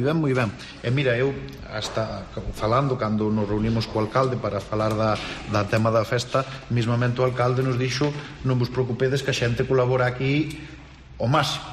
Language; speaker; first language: Galician; native; Galician